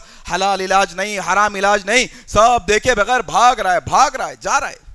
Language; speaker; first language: Urdu; native; Urdu